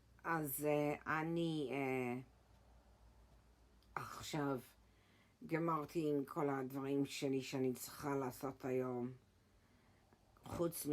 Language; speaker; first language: Hebrew; early bilingual, heritage; English